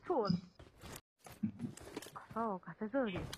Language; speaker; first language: Chinese; native; Chinese